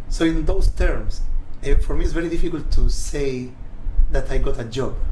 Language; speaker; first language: English; non-native, fluent; Spanish